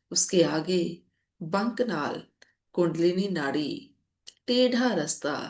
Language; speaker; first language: Hindi; non-native, local second language; Punjabi